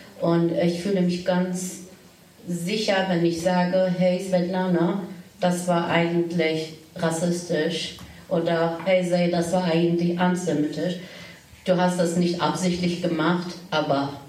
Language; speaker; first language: German; non-native, fluent; Turkish